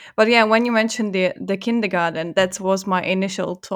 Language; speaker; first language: English; non-native, fluent; Czech